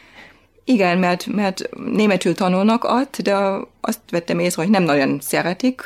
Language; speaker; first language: Hungarian; non-native, fluent; German